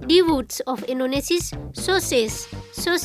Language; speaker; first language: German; non-native, learner; Indonesian